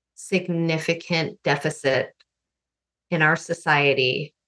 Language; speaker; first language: English; native; English